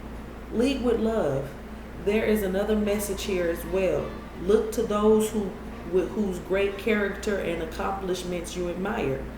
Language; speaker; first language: English; native; English